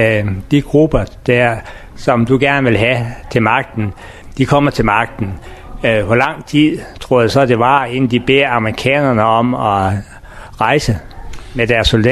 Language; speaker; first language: Danish; non-native, learner; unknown